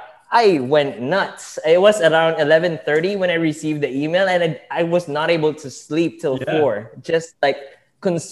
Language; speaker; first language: English; non-native, local second language; Filipino